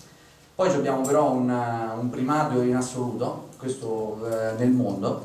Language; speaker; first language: Italian; native; Italian